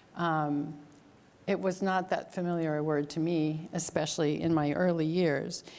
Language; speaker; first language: English; native; English